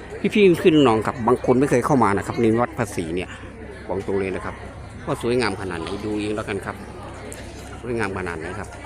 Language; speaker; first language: Thai; native; Thai